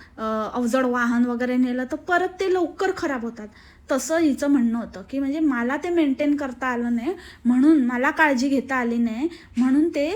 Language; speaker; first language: Marathi; native; Marathi